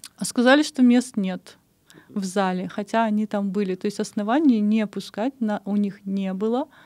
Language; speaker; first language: Russian; non-native, local second language; Kyrgyz